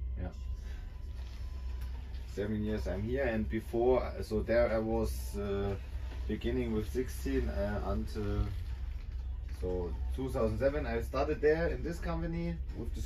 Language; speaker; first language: English; non-native, learner; German